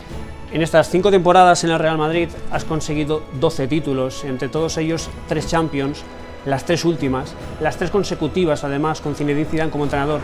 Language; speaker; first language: Spanish; native; Spanish